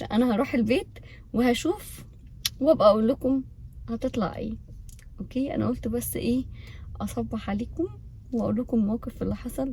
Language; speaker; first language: Arabic; native; Arabic